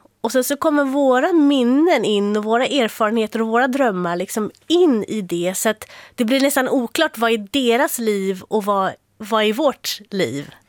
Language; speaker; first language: Swedish; native; Swedish